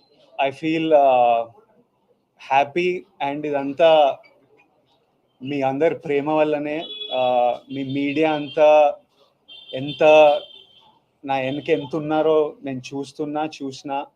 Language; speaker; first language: Telugu; native; Telugu